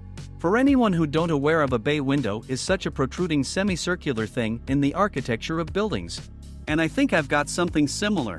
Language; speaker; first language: English; non-native, fluent; Russian